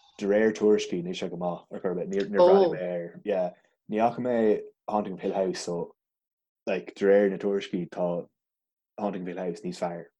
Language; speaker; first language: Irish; native; Irish